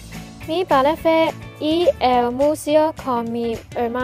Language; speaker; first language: Spanish; non-native, learner; Cantonese